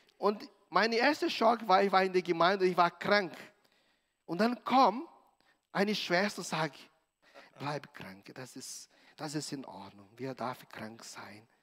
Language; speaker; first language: German; non-native, fluent; Portuguese